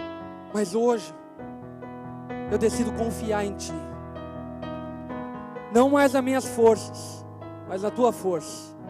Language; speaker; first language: Portuguese; native; Portuguese